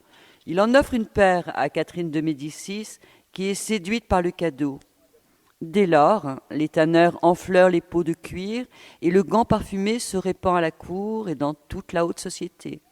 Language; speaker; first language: French; native; French